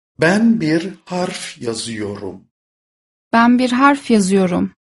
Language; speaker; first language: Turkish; non-native, fluent; Persian